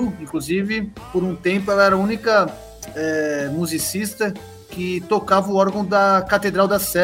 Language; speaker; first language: Portuguese; native; Portuguese